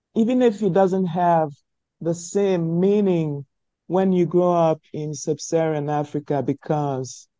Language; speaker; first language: English; non-native, local second language; French